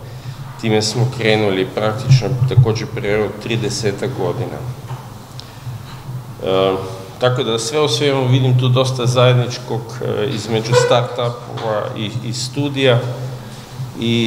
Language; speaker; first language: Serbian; non-native, fluent; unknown